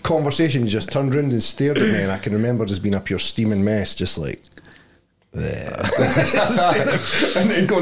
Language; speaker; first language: English; native; English